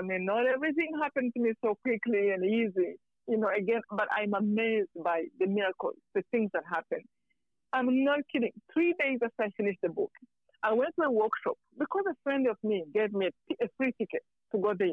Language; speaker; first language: English; non-native, local second language; Kinyarwanda